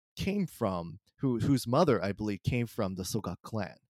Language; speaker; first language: English; early bilingual, other home language; Japanese